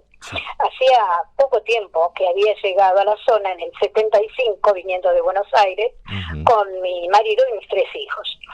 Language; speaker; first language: Spanish; native; Spanish